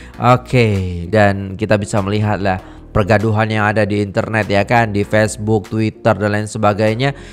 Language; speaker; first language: Indonesian; native; Indonesian